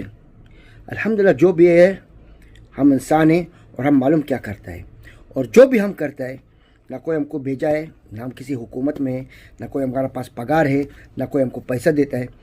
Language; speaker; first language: Hindi; non-native, learner; Arabic